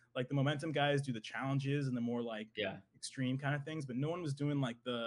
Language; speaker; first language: English; native; English